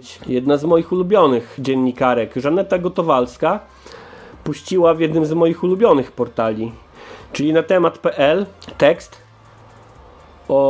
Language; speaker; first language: Polish; native; Polish